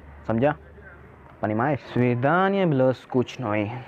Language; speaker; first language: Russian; non-native, learner; Hindi